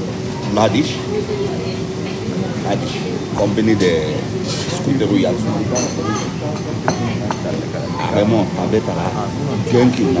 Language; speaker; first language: Japanese; non-native, learner; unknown